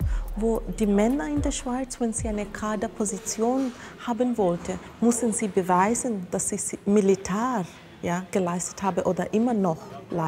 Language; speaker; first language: German; non-native, fluent; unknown